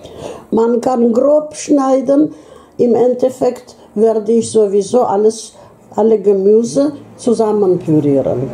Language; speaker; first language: German; non-native, fluent; Russian